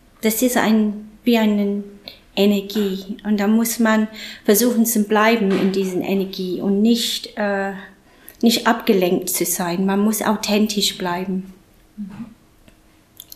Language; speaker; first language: German; non-native, fluent; English